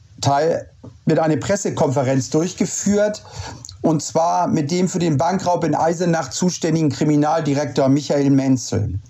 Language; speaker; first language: German; native; German